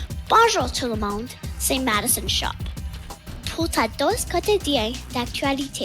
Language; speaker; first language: French; non-native, learner; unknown